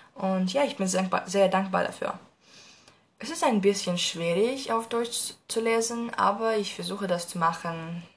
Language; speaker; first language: German; non-native, learner; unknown